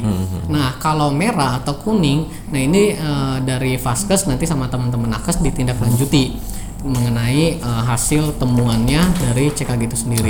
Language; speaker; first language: Indonesian; native; Indonesian